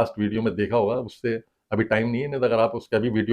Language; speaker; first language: Hindi; native; Hindi